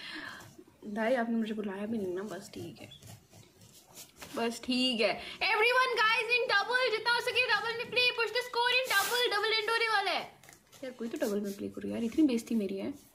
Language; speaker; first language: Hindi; native; Hindi